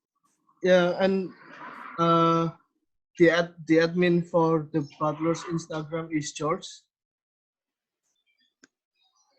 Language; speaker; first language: English; non-native, learner; Indonesian